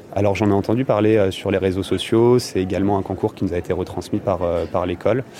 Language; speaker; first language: French; native; French